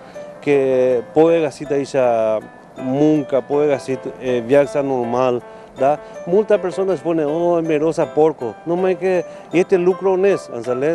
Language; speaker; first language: Romanian; non-native, learner; Spanish